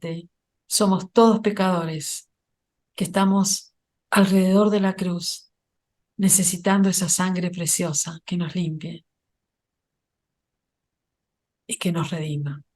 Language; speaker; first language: Spanish; native; Spanish